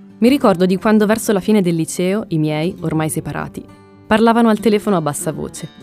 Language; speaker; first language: Italian; early bilingual, other home language; Spanish